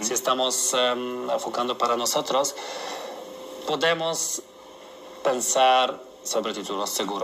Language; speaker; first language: Spanish; non-native, learner; Polish